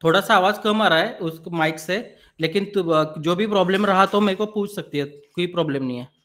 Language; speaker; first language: Hindi; non-native, local second language; Marathi